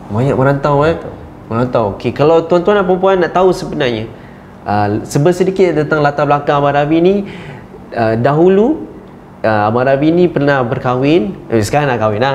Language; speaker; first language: Malay; native; Malay